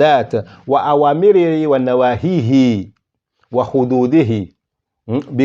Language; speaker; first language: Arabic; non-native, fluent; Yoruba